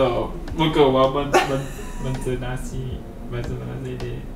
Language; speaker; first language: Japanese; non-native, learner; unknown